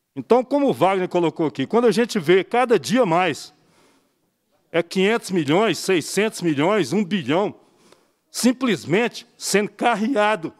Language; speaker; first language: Portuguese; native; Portuguese